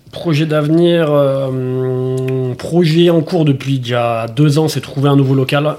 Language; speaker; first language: French; native; French